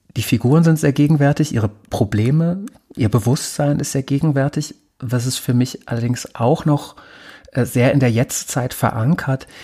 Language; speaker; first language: German; native; German